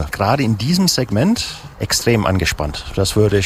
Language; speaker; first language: German; native; German